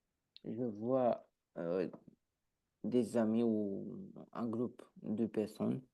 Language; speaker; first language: French; non-native, learner; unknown